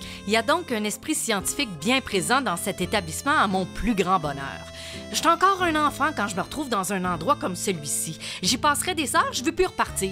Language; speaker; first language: French; native; French